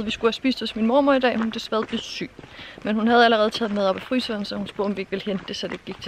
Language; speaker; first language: Danish; native; Danish